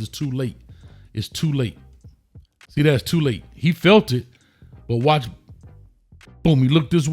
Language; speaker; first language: English; native; English